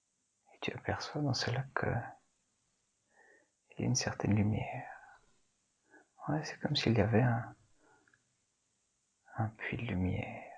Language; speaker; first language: French; native; French